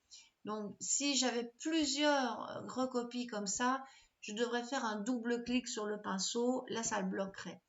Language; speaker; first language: French; native; French